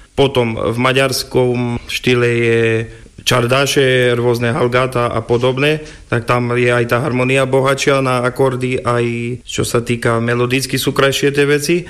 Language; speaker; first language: Slovak; non-native, local second language; Rusyn